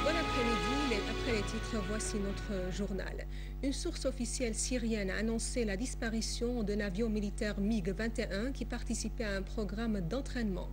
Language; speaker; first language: French; non-native, fluent; Arabic